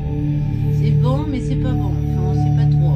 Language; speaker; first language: French; native; French